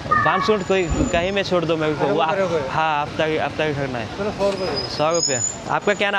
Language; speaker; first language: Hindi; non-native, learner; Bangla